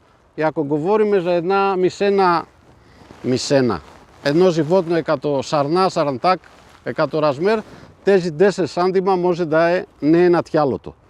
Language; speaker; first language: Bulgarian; non-native, fluent; Macedonian